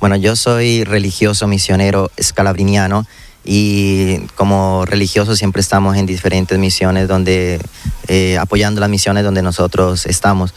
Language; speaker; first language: Spanish; native; Spanish